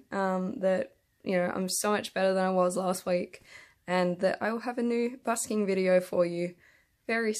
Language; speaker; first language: English; native; English